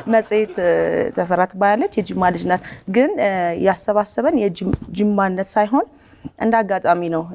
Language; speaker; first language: Amharic; native; Amharic